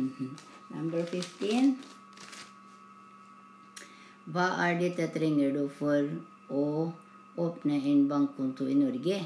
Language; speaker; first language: Norwegian; non-native, learner; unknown